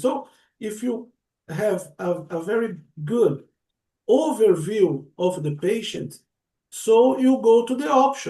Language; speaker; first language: English; non-native, learner; Portuguese